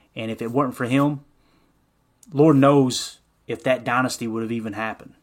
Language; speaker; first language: English; native; English